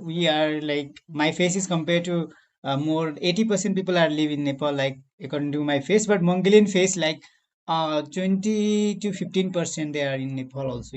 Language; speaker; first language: English; non-native, learner; Nepali